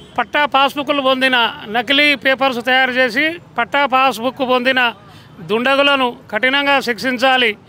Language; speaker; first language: Telugu; non-native, local second language; Lambadi